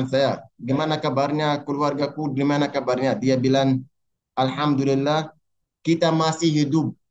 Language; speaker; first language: Indonesian; non-native, learner; Arabic